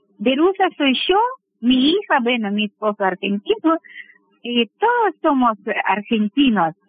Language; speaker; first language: Spanish; non-native, fluent; Russian